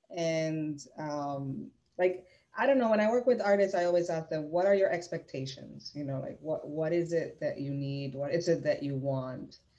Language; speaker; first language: English; non-native, fluent; Spanish